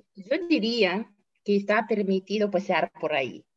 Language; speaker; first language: Spanish; non-native, fluent; Russian